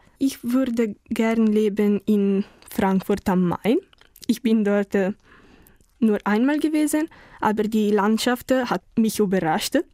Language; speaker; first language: German; non-native, learner; Italian